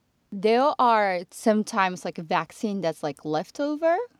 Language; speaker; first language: English; non-native, fluent; Japanese